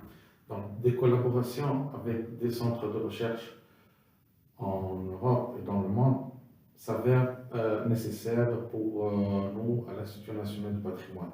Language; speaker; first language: French; non-native, local second language; Arabic